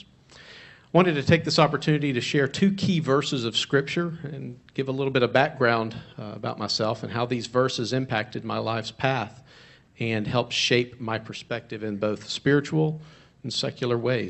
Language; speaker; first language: English; native; English